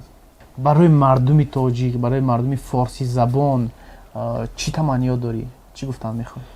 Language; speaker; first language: Persian; native; Persian